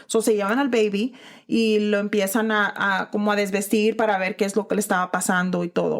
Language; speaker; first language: Spanish; early bilingual, heritage; Spanish